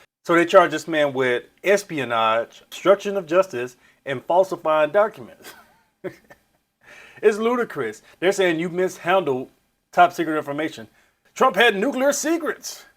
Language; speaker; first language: English; native; English